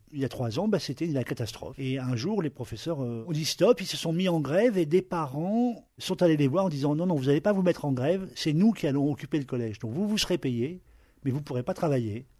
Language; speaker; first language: French; native; French